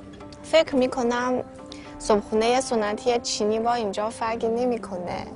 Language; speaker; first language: Persian; non-native, fluent; Chinese